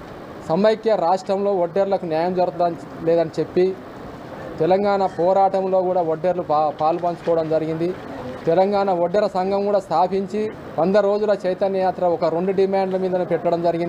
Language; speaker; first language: Telugu; native; Telugu